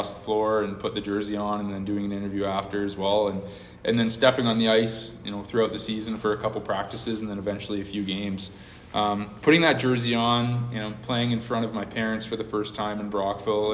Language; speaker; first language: English; native; English